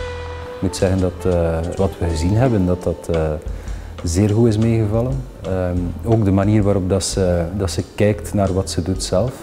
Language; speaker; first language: Dutch; native; Dutch